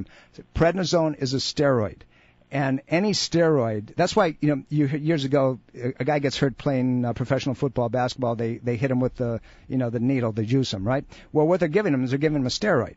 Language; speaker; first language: English; native; English